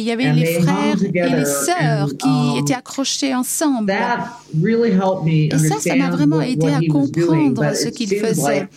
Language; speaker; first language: French; non-native, learner; English